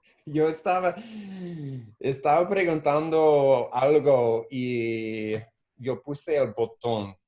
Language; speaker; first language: Spanish; non-native, fluent; English